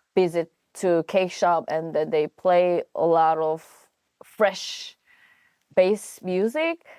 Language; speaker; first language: English; non-native, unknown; Korean